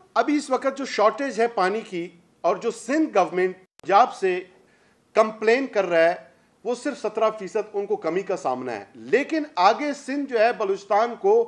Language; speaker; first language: Urdu; non-native, local second language; Baluchi